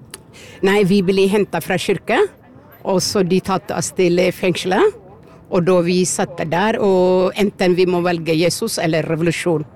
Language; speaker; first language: Norwegian; non-native, fluent; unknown